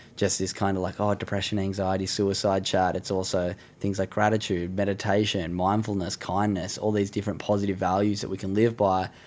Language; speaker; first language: English; native; English